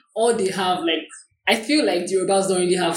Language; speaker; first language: English; non-native, local second language; Yoruba